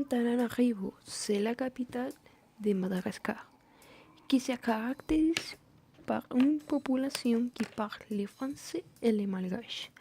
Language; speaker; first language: French; non-native, learner; Spanish